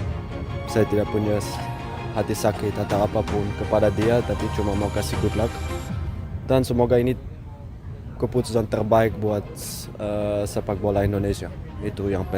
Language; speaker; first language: Indonesian; non-native, fluent; Dutch